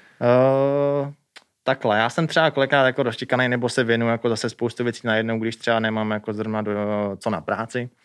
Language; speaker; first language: Czech; native; Czech